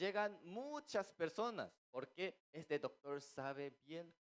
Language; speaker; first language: Spanish; non-native, fluent; Korean